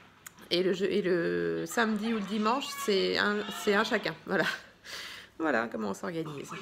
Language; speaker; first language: French; native; French